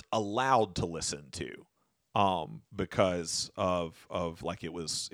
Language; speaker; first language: English; native; English